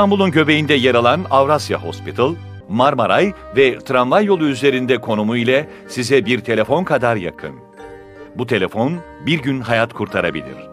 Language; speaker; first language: Turkish; native; Turkish